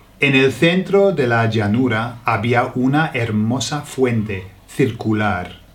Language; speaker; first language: Spanish; non-native, fluent; English